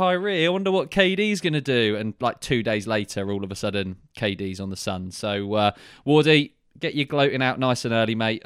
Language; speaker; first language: English; native; English